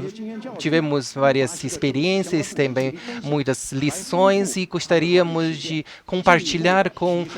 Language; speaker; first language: Portuguese; non-native, fluent; Chinese